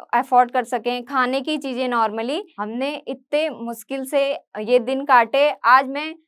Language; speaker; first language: Hindi; native; Hindi